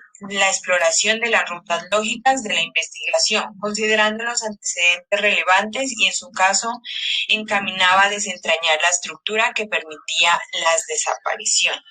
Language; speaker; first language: Spanish; native; Spanish